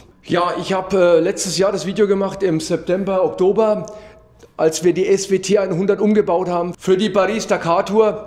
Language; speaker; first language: German; native; German